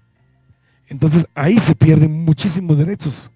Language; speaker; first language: Spanish; native; Spanish